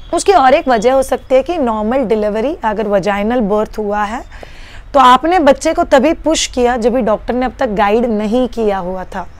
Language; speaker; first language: Hindi; non-native, local second language; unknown